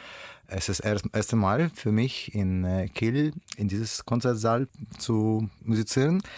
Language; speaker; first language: German; non-native, learner; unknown